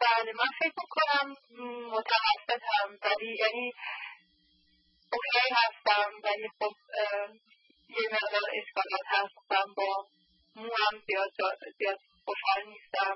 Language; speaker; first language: Persian; early bilingual, heritage; Persian